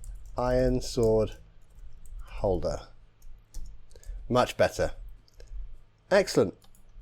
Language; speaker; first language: English; native; English